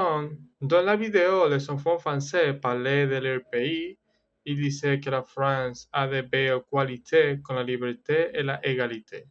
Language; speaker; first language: French; non-native, learner; Spanish